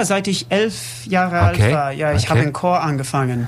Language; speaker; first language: German; non-native, learner; English